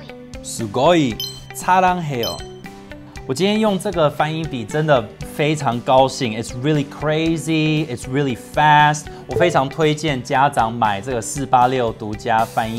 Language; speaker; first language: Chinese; non-native, fluent; English